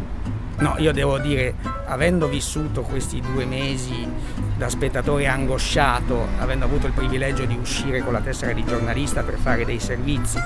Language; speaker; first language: Italian; native; Italian